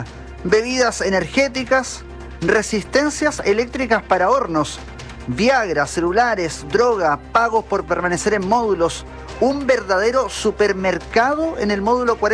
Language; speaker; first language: Spanish; native; Spanish